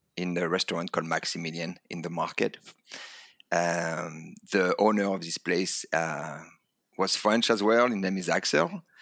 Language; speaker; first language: English; non-native, fluent; French